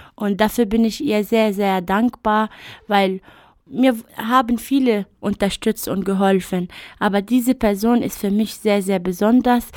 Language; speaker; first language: German; non-native, fluent; Arabic